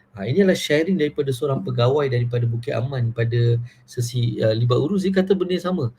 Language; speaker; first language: Malay; non-native, local second language; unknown